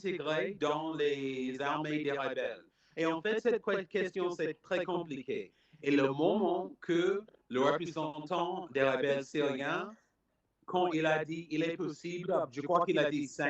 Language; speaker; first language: French; non-native, fluent; English